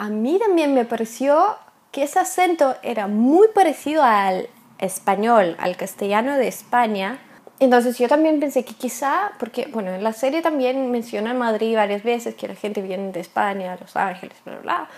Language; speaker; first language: Spanish; non-native, fluent; Russian